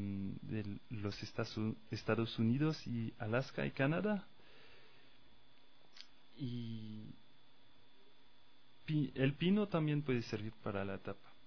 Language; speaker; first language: Spanish; non-native, fluent; French